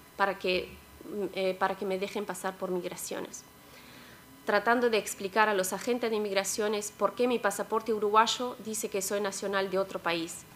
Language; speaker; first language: Spanish; non-native, fluent; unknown